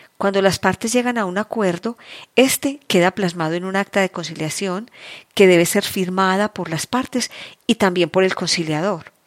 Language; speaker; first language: Spanish; native; Spanish